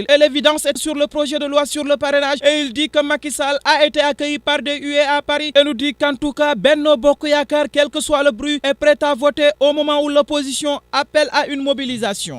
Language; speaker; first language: French; non-native, local second language; Wolof